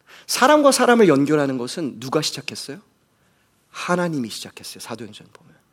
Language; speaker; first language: Korean; native; Korean